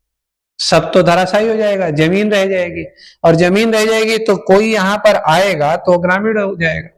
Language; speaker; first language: Hindi; native; Hindi